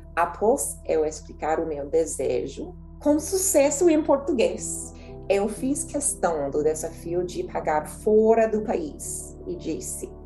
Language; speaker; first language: Portuguese; non-native, fluent; English